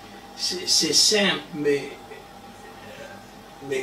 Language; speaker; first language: French; non-native, learner; English